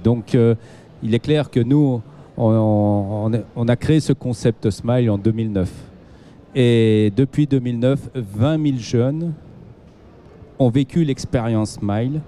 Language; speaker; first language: French; native; French